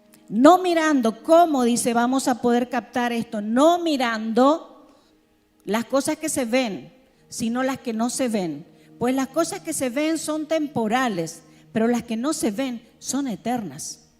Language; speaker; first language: Spanish; native; Spanish